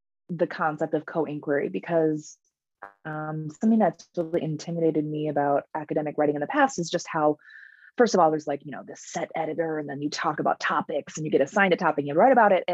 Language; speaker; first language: English; native; English